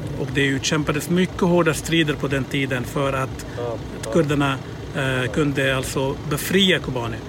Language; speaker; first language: Swedish; non-native, fluent; Arabic